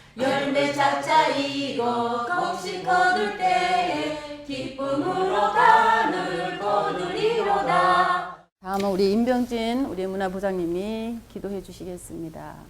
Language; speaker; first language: Korean; native; Korean